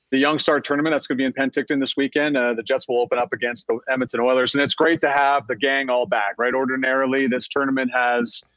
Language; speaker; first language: English; native; English